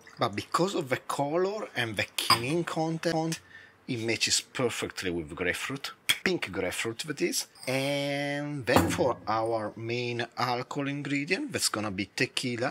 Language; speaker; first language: English; non-native, fluent; Italian